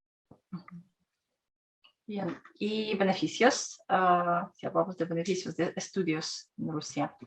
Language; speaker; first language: Spanish; non-native, learner; Russian